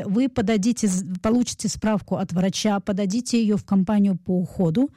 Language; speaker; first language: Russian; native; Russian